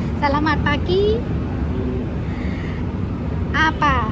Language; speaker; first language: Indonesian; non-native, learner; Thai